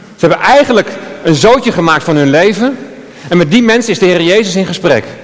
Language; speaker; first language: Dutch; native; Dutch